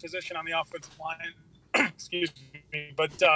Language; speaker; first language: English; native; English